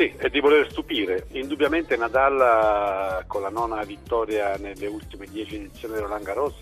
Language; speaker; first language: Italian; native; Italian